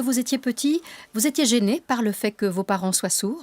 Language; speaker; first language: French; native; French